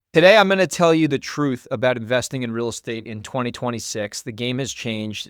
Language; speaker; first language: English; native; English